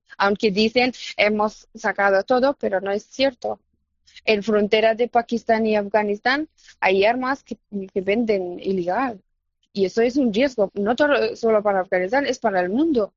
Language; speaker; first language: Spanish; non-native, fluent; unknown